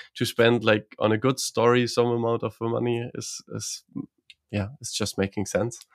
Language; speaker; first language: English; non-native, fluent; Croatian